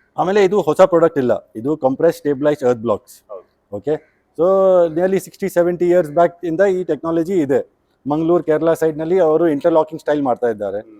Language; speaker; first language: Kannada; non-native, local second language; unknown